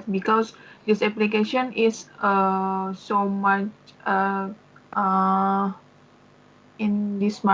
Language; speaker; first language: English; non-native, learner; Indonesian